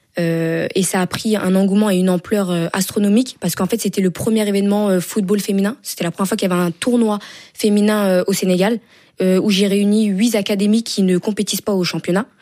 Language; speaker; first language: French; early bilingual, other home language; Wolof